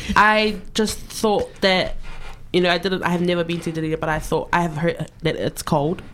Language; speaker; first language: English; native; English